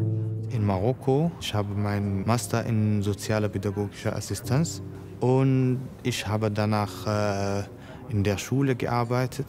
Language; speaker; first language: German; non-native, learner; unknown